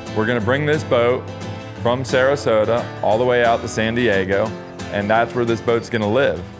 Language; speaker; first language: English; native; English